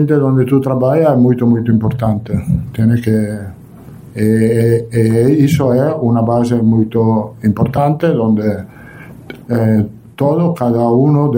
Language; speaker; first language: Spanish; non-native, fluent; Italian